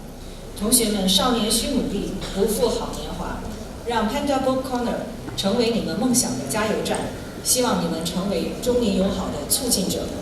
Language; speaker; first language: Chinese; native; Chinese